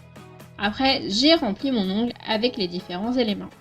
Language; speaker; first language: French; native; French